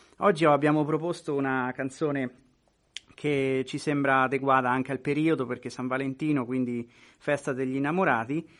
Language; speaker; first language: Italian; native; Italian